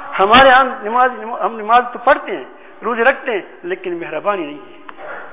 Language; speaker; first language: Urdu; native; Urdu